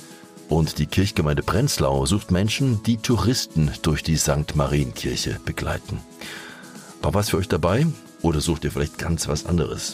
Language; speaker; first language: German; native; German